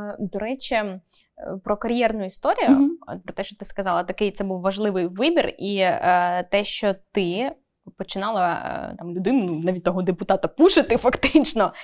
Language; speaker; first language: Ukrainian; native; Ukrainian